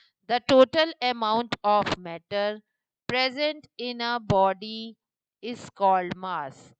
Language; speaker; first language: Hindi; native; Hindi